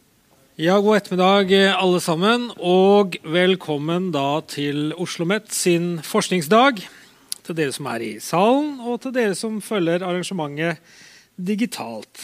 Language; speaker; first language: Norwegian; native; Norwegian